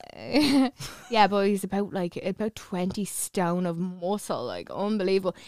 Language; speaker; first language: English; native; English